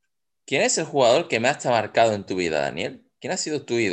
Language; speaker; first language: Spanish; native; Spanish